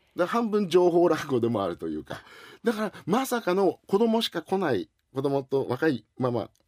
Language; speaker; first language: Japanese; native; Japanese